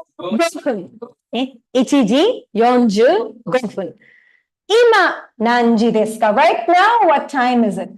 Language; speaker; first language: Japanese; non-native, fluent; Tamil